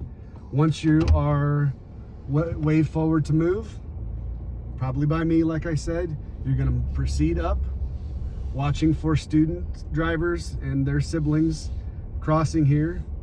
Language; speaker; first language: English; native; English